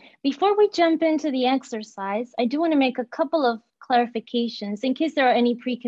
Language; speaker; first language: English; non-native, fluent; Spanish